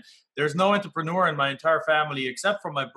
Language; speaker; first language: English; non-native, fluent; German